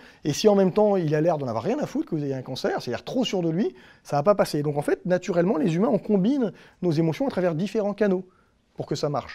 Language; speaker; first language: French; native; French